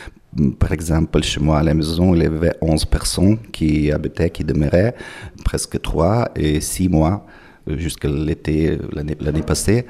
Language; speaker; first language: French; non-native, fluent; Ukrainian